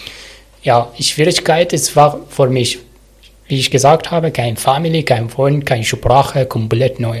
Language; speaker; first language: German; non-native, learner; Arabic